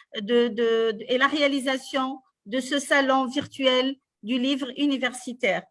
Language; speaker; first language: French; non-native, local second language; Arabic